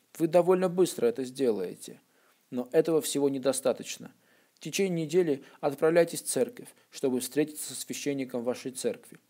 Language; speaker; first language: Russian; non-native, local second language; Armenian